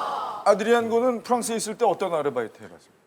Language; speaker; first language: Korean; native; Korean